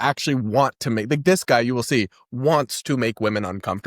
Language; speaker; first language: English; native; English